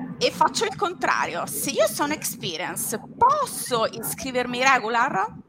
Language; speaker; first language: Italian; native; Italian